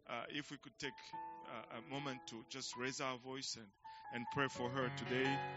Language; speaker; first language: English; non-native, fluent; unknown